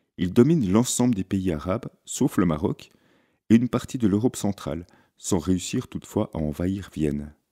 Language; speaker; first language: French; native; French